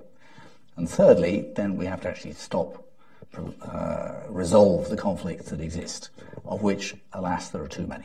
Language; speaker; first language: English; native; English